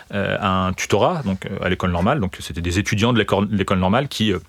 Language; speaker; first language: French; native; French